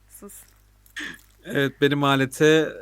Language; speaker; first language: Turkish; native; Turkish